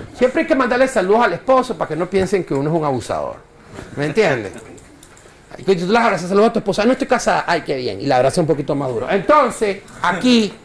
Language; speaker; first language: Spanish; native; Spanish